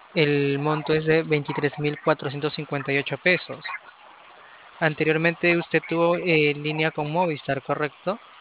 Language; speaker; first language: Spanish; native; Spanish